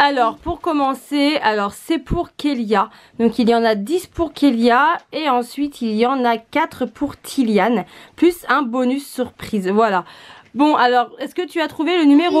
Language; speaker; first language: French; native; French